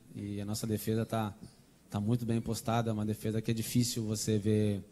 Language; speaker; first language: Portuguese; native; Portuguese